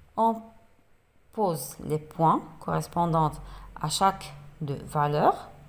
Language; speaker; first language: French; non-native, local second language; Arabic